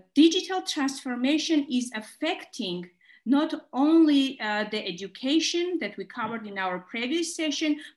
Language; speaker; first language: English; non-native, fluent; Georgian